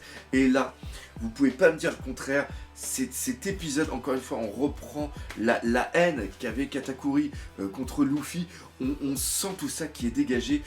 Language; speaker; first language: French; native; French